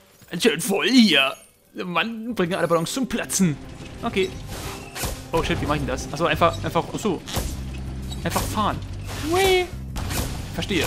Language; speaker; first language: German; native; German